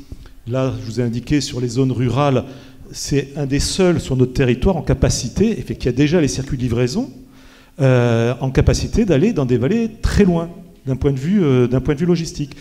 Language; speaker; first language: French; native; French